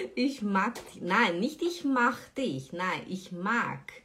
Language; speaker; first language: German; non-native, fluent; Portuguese